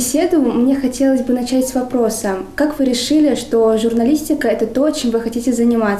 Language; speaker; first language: Russian; native; Russian